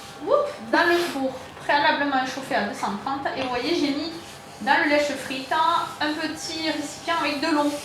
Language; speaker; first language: French; native; French